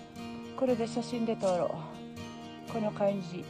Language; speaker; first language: Japanese; non-native, learner; Filipino